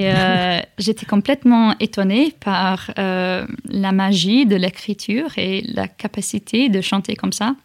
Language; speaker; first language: French; non-native, fluent; English